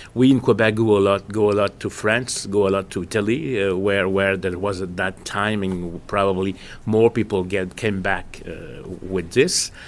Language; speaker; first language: English; non-native, fluent; French